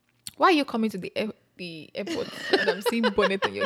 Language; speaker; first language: English; non-native, local second language; Yoruba